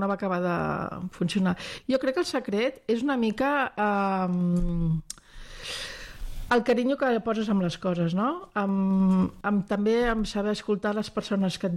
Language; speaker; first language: Catalan; non-native, local second language; French